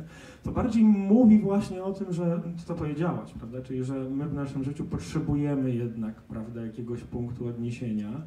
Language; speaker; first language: Polish; native; Polish